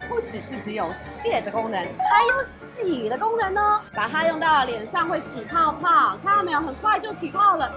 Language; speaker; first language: Chinese; native; Chinese